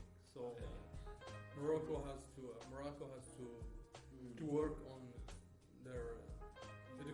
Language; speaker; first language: English; non-native, fluent; Arabic